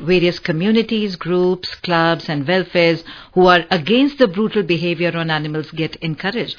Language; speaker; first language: English; non-native, local second language; Hindi